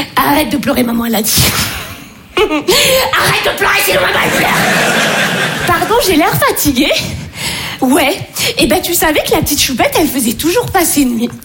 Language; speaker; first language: French; native; French